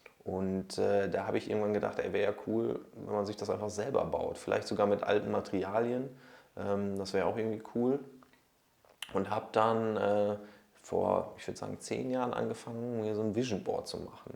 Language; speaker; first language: German; native; German